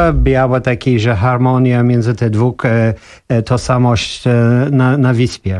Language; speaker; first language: Polish; non-native, learner; English